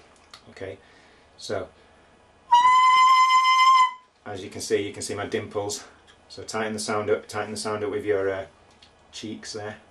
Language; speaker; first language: English; native; English